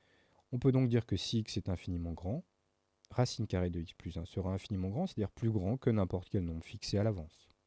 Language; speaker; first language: French; native; French